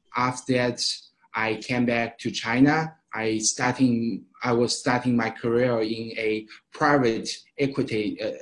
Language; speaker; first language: English; non-native, fluent; Chinese